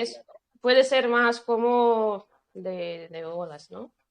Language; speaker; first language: Spanish; non-native, fluent; Russian